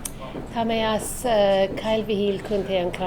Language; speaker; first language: Irish; non-native, local second language; English